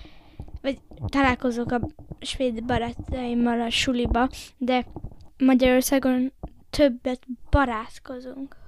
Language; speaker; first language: Hungarian; early bilingual, heritage; Hungarian